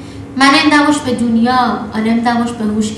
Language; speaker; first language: Persian; native; Persian